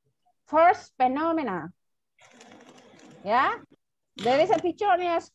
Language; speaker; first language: English; non-native, learner; Indonesian